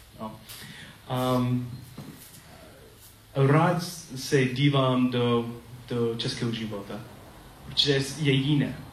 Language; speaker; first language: Czech; non-native, learner; English